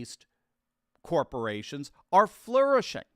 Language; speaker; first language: English; native; English